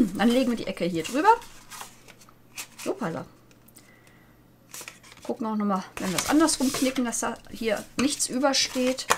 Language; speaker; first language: German; native; German